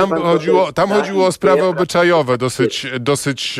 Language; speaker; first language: Polish; native; Polish